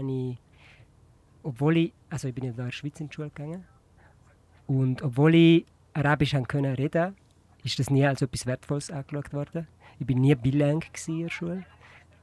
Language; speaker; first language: Swiss German; non-native, local second language; Arabic